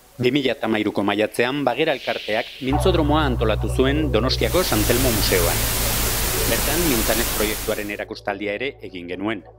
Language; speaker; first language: Basque; native; Basque